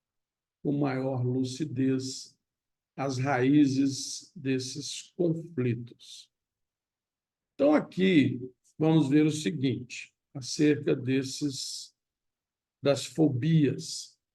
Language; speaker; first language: Portuguese; native; Portuguese